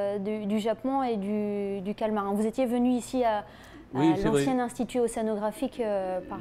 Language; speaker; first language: French; native; French